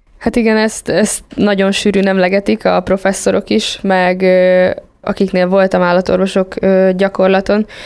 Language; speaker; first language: Hungarian; native; Hungarian